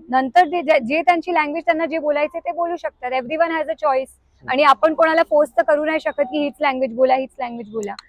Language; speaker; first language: Marathi; non-native, local second language; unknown